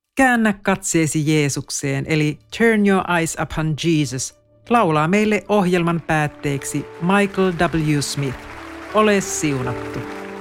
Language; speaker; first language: Finnish; native; Finnish